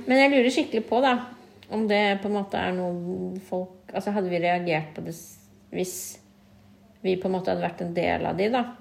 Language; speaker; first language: Norwegian; early bilingual, other home language; Kurdish